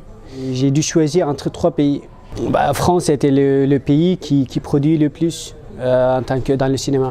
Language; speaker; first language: French; non-native, fluent; Turkish